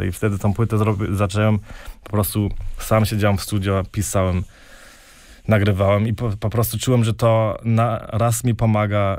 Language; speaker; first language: Polish; early bilingual, heritage; German